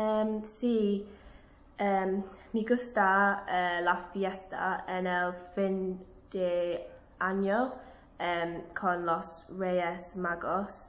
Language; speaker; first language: Spanish; non-native, learner; English